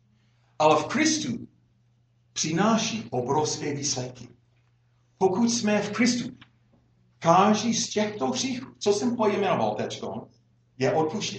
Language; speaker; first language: Czech; non-native, fluent; English